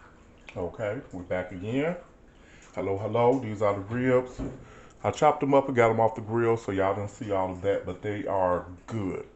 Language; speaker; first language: English; native; English